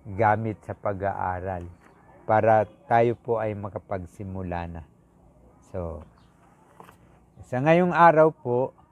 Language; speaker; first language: Filipino; non-native, local second language; Bikol